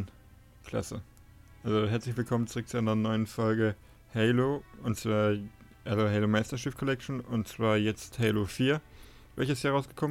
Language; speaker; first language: German; native; German